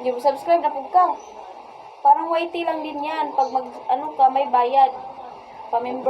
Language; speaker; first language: Filipino; non-native, local second language; Cebuano